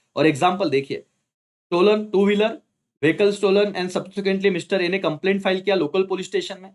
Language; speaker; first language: Hindi; non-native, local second language; Marathi